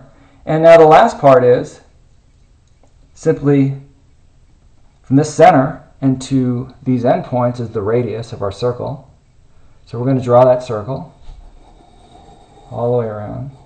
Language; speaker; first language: English; native; English